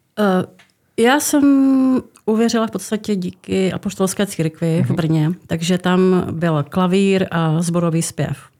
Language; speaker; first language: Czech; native; Czech